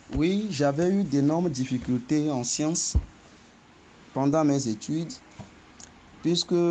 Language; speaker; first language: French; non-native, local second language; Ewe